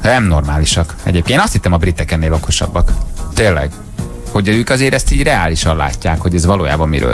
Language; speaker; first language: Hungarian; native; Hungarian